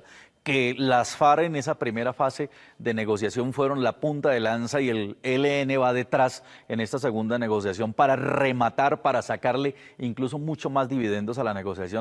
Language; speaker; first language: Spanish; native; Spanish